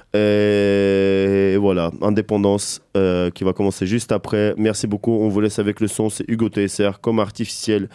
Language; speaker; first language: French; native; French